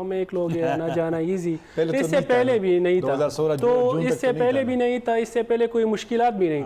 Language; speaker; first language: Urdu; non-native, fluent; Pashto